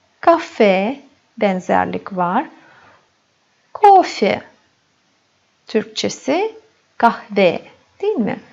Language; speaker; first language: Turkish; non-native, fluent; Russian